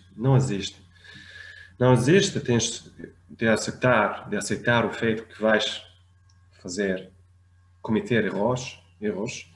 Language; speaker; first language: Portuguese; non-native, fluent; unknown